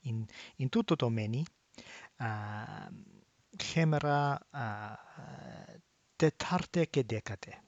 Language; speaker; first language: Greek; non-native, learner; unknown